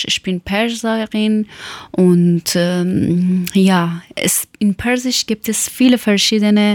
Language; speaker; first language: German; non-native, learner; Persian